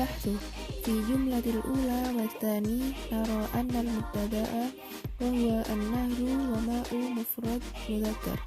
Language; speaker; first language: Arabic; non-native, learner; Indonesian